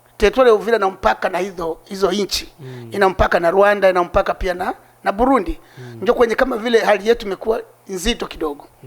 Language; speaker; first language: Swahili; native; Swahili